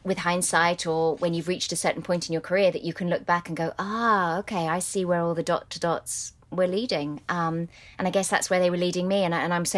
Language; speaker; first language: English; native; English